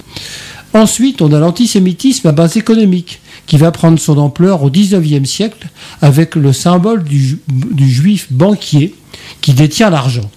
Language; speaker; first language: French; native; French